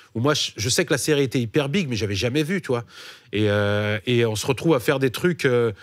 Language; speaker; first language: French; native; French